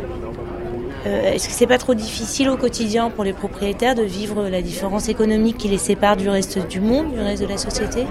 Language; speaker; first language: French; native; French